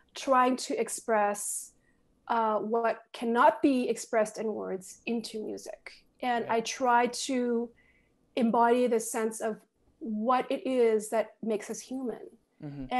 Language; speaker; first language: English; native; English